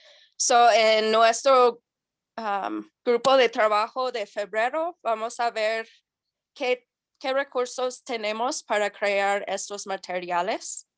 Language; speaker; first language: Spanish; non-native, learner; English